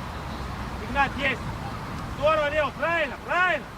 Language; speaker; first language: Russian; native; Russian